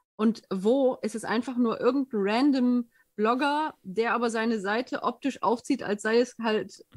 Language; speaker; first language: German; native; German